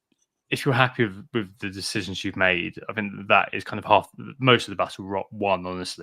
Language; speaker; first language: English; native; English